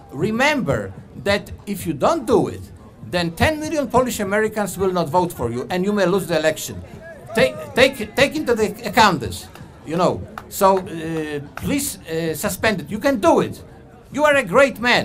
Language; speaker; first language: English; non-native, fluent; Polish